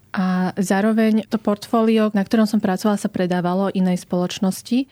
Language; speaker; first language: Slovak; native; Slovak